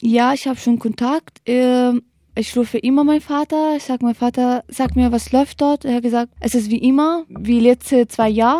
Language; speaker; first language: German; non-native, learner; Kurdish